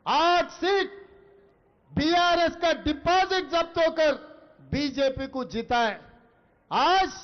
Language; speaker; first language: Hindi; non-native, local second language; Telugu